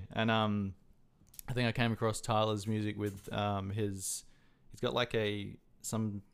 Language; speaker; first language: English; native; English